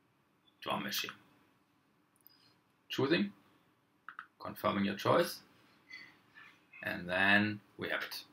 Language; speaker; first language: English; non-native, fluent; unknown